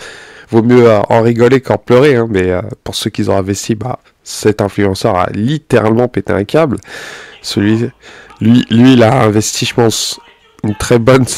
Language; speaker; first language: French; native; French